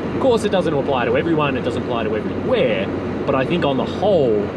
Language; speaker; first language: English; native; English